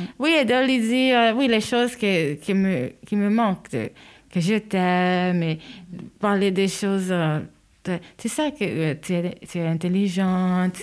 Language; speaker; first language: French; non-native, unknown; Haitian Creole